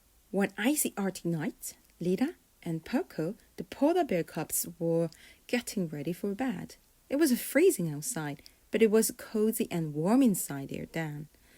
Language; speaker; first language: English; non-native, fluent; Korean